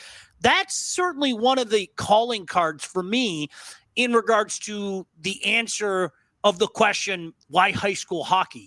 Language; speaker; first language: English; native; English